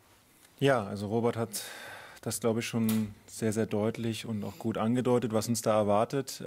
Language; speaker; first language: German; native; German